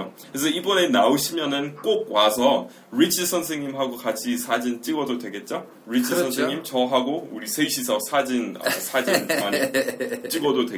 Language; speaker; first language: Korean; non-native, fluent; English